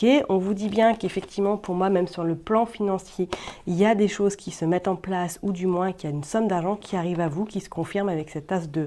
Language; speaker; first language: French; native; French